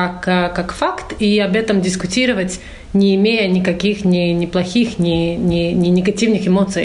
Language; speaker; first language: Russian; non-native, fluent; Latvian